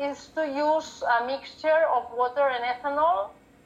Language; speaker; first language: English; non-native, fluent; Catalan